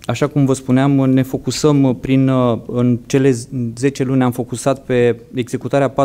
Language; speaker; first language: Romanian; native; Romanian